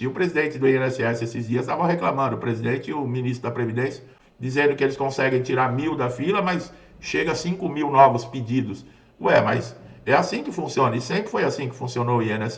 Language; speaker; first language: Portuguese; native; Portuguese